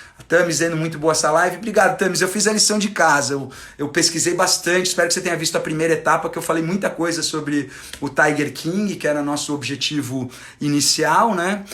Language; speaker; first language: Portuguese; native; Portuguese